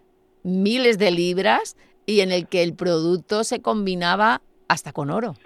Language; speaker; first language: Spanish; native; Spanish